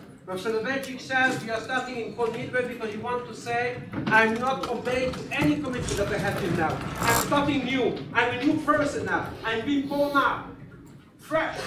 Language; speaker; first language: English; non-native, learner; Hebrew